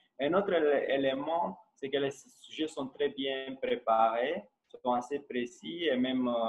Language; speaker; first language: French; non-native, fluent; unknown